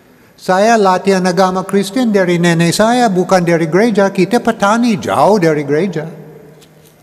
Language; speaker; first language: Indonesian; non-native, learner; English